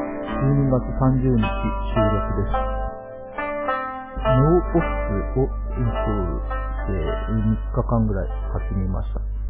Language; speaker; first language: Japanese; native; Japanese